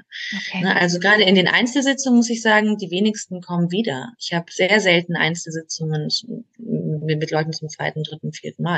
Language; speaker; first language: German; native; German